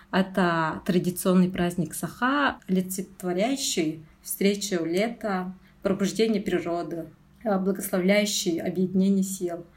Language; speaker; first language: Russian; non-native, local second language; Yakut